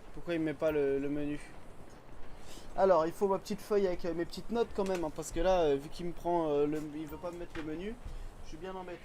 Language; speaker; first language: French; native; French